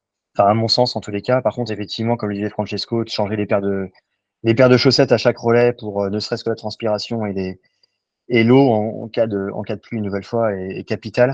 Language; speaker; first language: French; native; French